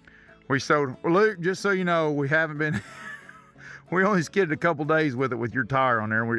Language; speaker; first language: English; native; English